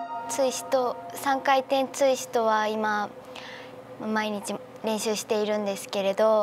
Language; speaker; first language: Japanese; native; Japanese